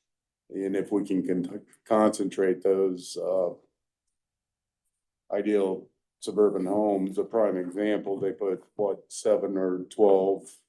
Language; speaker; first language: English; native; English